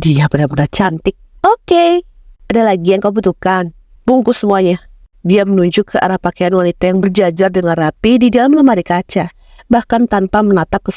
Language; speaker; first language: Indonesian; native; Indonesian